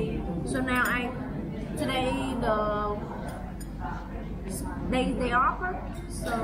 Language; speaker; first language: English; non-native, learner; Vietnamese